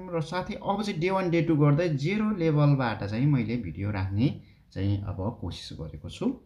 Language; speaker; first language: Nepali; native; Nepali